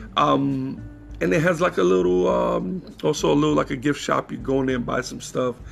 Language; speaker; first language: English; native; English